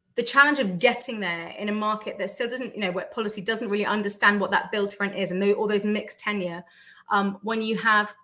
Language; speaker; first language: English; native; English